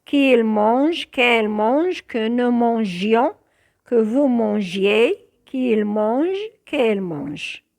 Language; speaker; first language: French; non-native, local second language; Arabic